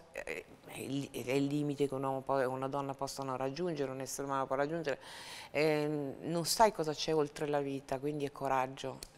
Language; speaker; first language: Italian; native; Italian